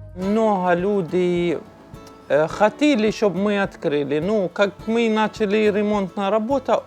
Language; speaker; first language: Ukrainian; non-native, learner; Arabic